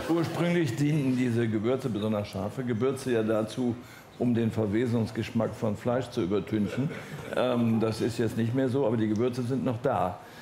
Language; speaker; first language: German; native; German